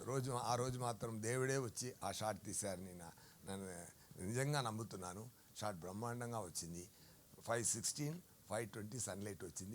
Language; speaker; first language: Telugu; non-native, learner; Tamil